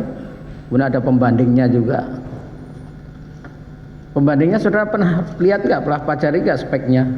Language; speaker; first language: Indonesian; native; Indonesian